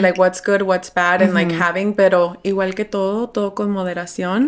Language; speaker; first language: Spanish; early bilingual, heritage; Spanish